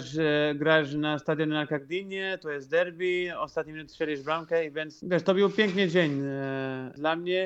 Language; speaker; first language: Polish; non-native, fluent; Portuguese